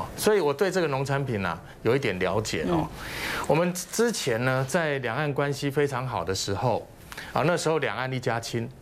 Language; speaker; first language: Chinese; native; Chinese